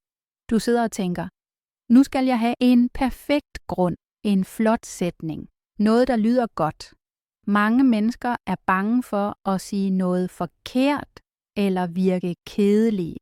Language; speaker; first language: Danish; native; Danish